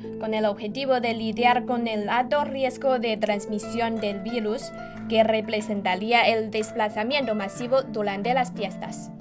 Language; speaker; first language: Spanish; non-native, fluent; Chinese